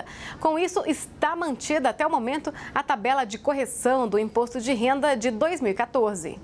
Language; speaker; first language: Portuguese; native; Portuguese